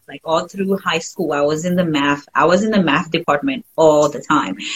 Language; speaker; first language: English; non-native, fluent; French